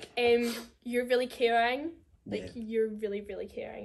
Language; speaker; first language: English; native; English